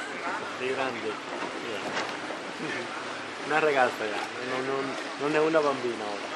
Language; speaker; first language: Italian; non-native, learner; Spanish